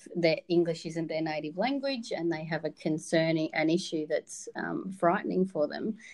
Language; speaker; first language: English; native; English